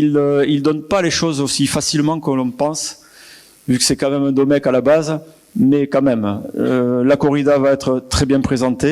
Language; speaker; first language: French; native; French